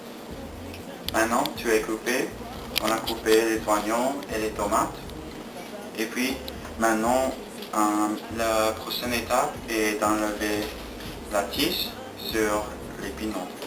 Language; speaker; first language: French; non-native, learner; English